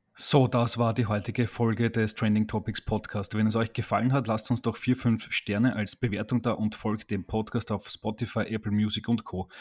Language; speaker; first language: German; native; German